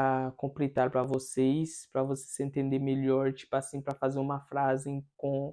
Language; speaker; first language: Portuguese; non-native, fluent; Haitian Creole